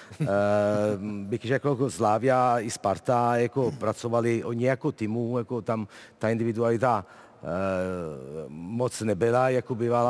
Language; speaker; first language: Czech; non-native, fluent; Italian